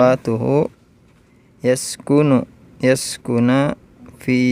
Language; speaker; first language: Arabic; non-native, learner; Indonesian